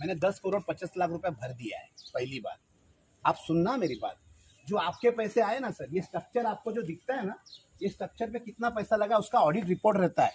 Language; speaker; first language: Hindi; non-native, local second language; Marathi